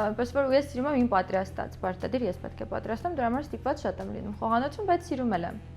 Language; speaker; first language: Armenian; early bilingual, other home language; Russian